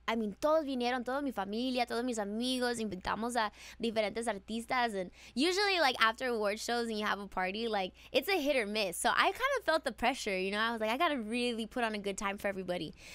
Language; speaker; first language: English; early bilingual, other home language; Spanish